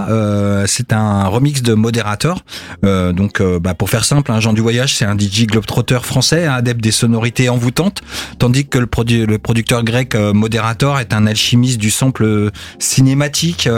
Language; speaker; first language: French; native; French